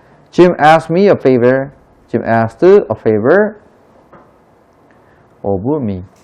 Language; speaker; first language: English; non-native, fluent; Korean